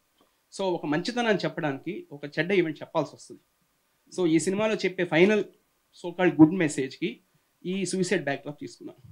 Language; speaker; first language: Telugu; native; Telugu